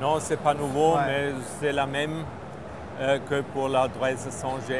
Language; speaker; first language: French; non-native, fluent; German